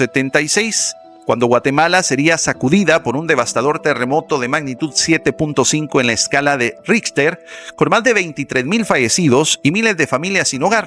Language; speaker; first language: Spanish; native; Spanish